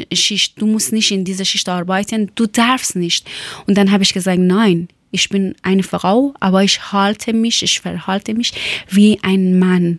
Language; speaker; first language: German; non-native, learner; Persian